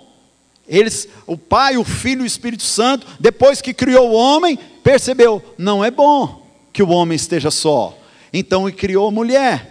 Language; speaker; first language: Portuguese; native; Portuguese